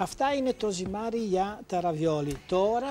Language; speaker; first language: Greek; non-native, learner; Italian